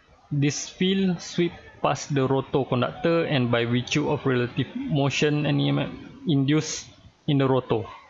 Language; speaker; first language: English; non-native, local second language; Malay